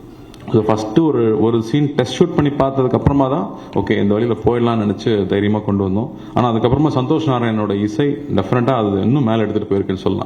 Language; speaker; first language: Tamil; native; Tamil